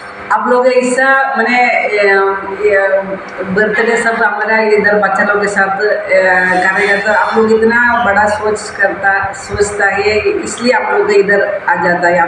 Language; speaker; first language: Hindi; non-native, local second language; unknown